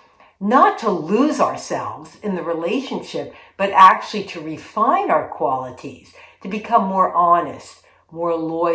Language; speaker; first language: English; native; English